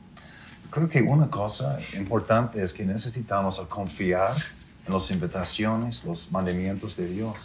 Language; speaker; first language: Spanish; non-native, fluent; English